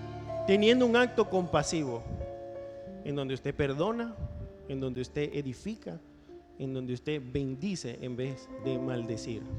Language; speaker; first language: Spanish; native; Spanish